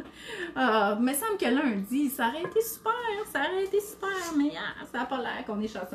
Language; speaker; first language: French; native; French